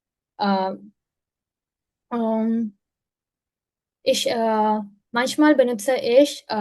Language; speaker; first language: German; non-native, learner; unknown